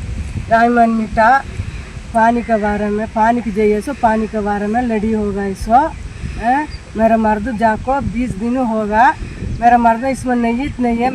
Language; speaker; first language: Hindi; non-native, local second language; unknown